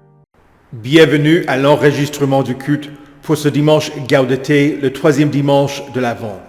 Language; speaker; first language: French; native; French